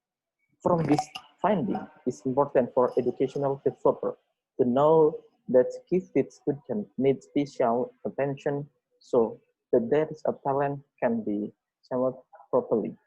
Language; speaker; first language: English; non-native, learner; Indonesian